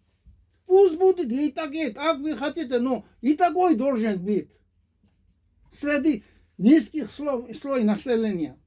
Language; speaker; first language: Russian; non-native, fluent; Georgian